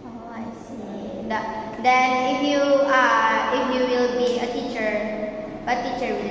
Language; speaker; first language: English; non-native, learner; Indonesian